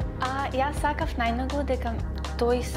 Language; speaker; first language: Macedonian; early bilingual, other home language; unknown